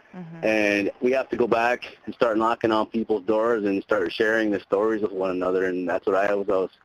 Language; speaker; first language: English; native; English